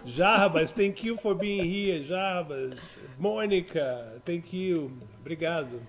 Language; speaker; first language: English; non-native, fluent; Portuguese